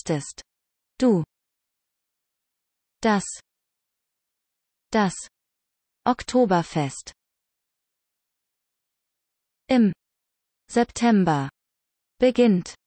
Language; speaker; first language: German; non-native, learner; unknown